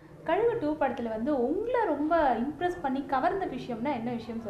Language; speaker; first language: Tamil; native; Tamil